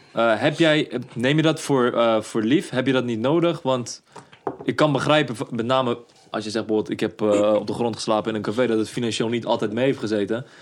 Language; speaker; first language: Dutch; native; Dutch